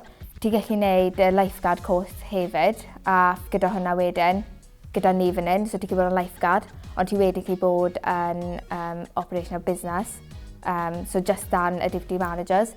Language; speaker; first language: Welsh; native; Welsh